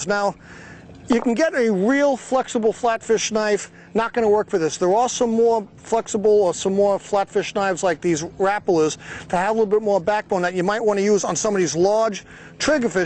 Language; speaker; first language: English; native; English